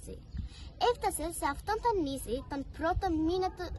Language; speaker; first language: Greek; early bilingual, other home language; Persian